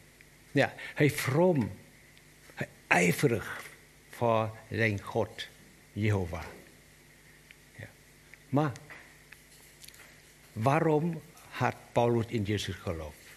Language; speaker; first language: Dutch; non-native, learner; Vietnamese